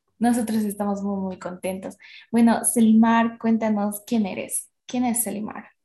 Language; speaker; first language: Spanish; native; Spanish